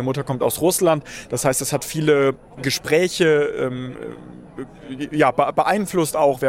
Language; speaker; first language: German; early bilingual, other home language; Russian